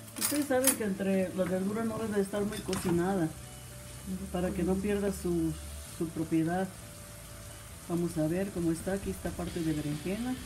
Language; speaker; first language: Spanish; native; Spanish